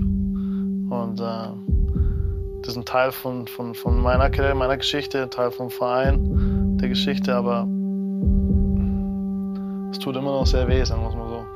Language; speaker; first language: German; native; German